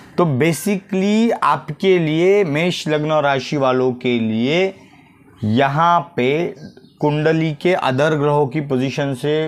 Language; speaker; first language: Hindi; non-native, local second language; Marathi